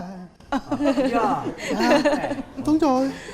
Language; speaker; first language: Vietnamese; non-native, learner; Korean